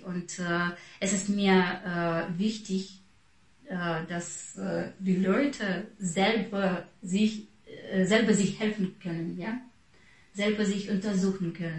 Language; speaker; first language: German; non-native, fluent; Russian